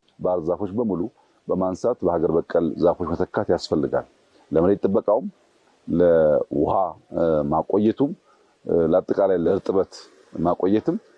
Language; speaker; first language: Amharic; non-native, local second language; Oromo